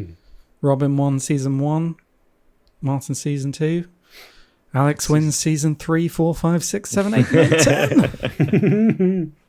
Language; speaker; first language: English; native; English